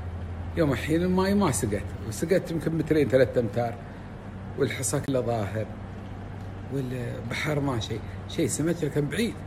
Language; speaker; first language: Arabic; native; Arabic